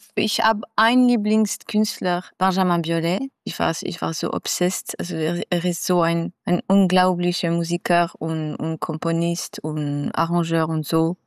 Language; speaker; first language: German; non-native, local second language; French